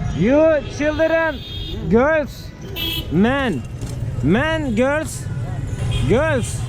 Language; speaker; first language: English; non-native, learner; Turkish